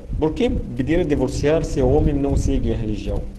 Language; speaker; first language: Portuguese; non-native, fluent; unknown